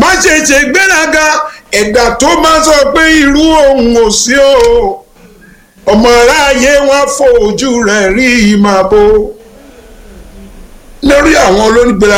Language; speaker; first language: English; non-native, local second language; Yoruba